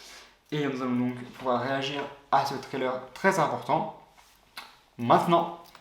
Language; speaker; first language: French; native; French